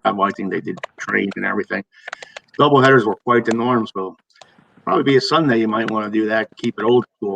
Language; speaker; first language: English; native; English